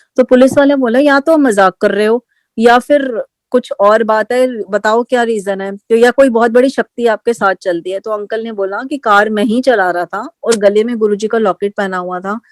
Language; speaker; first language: Hindi; native; Hindi